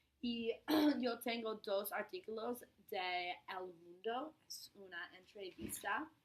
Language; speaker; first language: Spanish; non-native, learner; English